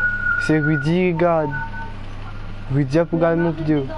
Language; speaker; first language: French; non-native, local second language; Réunion Creole French